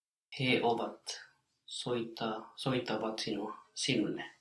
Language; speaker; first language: Finnish; non-native, learner; English